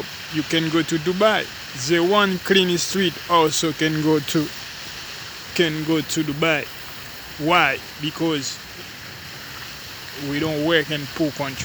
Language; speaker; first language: English; non-native, learner; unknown